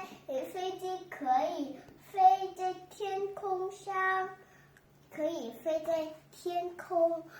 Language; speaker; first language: Chinese; non-native, learner; Vietnamese